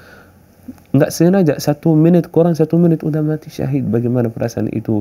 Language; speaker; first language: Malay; non-native, fluent; Arabic